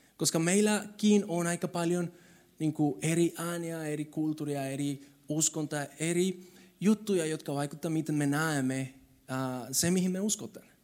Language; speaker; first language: Finnish; non-native, fluent; Spanish